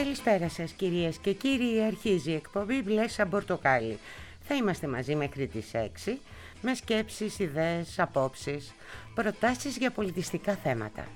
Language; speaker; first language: Greek; native; Greek